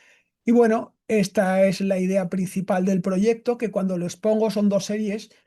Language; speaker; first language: Spanish; native; Spanish